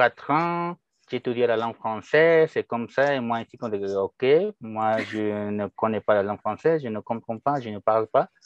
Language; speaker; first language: French; non-native, fluent; Spanish